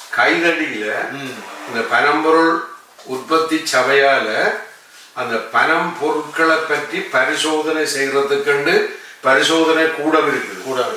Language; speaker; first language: Tamil; native; Tamil